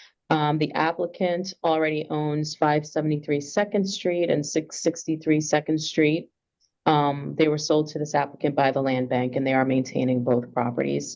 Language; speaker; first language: English; native; English